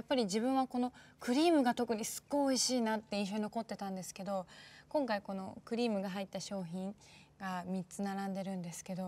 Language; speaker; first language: Japanese; native; Japanese